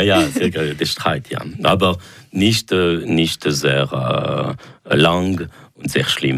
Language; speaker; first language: German; non-native, local second language; French